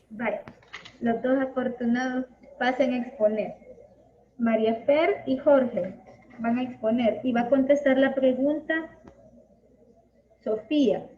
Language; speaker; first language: Spanish; native; Spanish